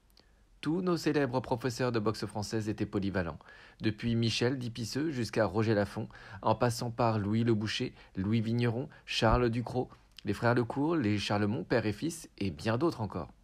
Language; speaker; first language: French; native; French